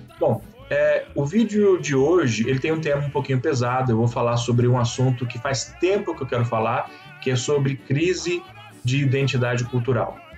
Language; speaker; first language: Portuguese; native; Portuguese